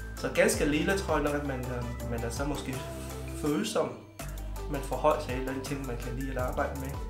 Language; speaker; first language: Danish; early bilingual, other home language; Vietnamese